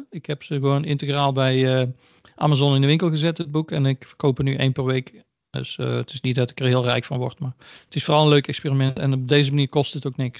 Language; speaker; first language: Dutch; native; Dutch